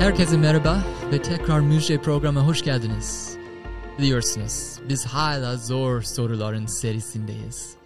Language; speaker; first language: Turkish; non-native, learner; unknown